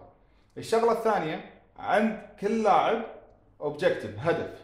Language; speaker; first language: Arabic; native; Arabic